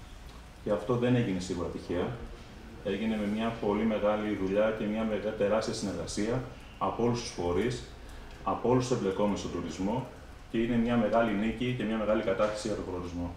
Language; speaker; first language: Greek; native; Greek